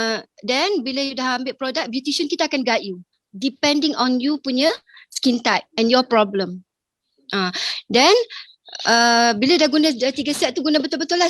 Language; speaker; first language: Malay; native; Malay